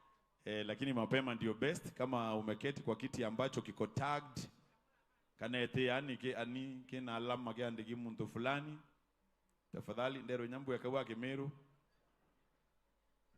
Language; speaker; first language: Swahili; non-native, local second language; Meru